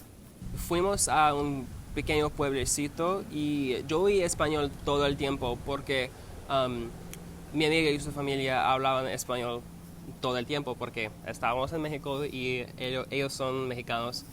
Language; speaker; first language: Spanish; non-native, learner; English